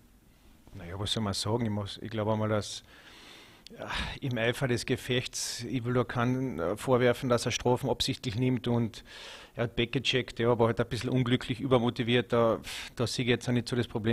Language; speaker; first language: German; native; German